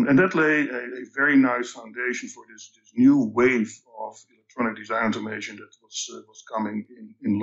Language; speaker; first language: English; non-native, fluent; Dutch